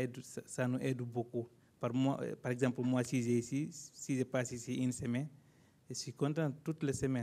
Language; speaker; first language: French; non-native, learner; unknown